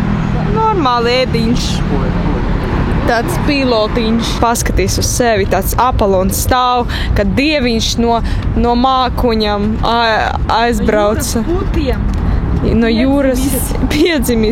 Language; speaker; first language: Latvian; non-native, local second language; Russian